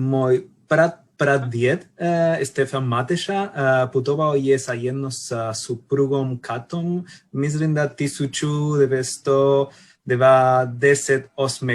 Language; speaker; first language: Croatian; non-native, learner; Spanish